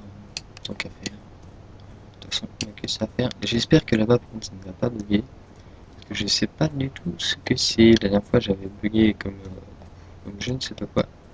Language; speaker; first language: French; native; French